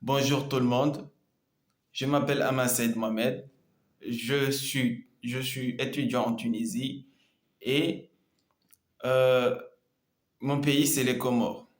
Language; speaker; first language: French; non-native, local second language; Comorian